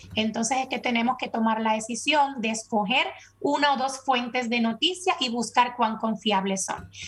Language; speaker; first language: Spanish; native; Spanish